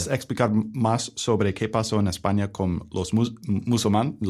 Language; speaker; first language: Spanish; non-native, learner; English